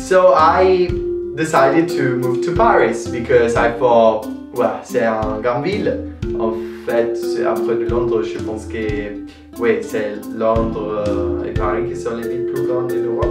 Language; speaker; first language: French; non-native, learner; Italian